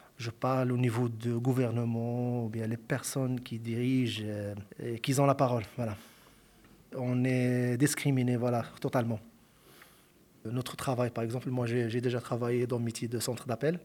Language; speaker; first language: French; non-native, local second language; Arabic